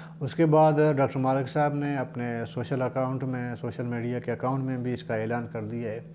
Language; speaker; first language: Urdu; non-native, local second language; Baluchi